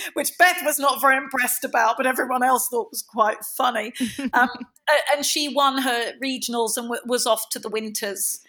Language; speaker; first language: English; native; English